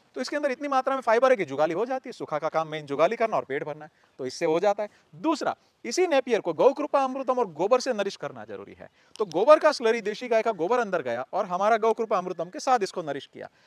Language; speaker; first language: Hindi; non-native, local second language; Gujarati